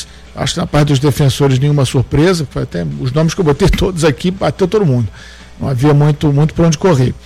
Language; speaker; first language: Portuguese; native; Portuguese